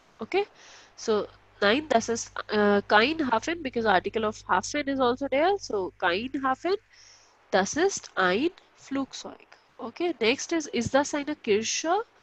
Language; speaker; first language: German; non-native, local second language; Hindi